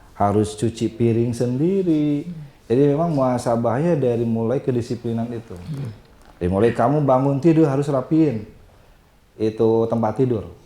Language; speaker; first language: Indonesian; non-native, local second language; Sundanese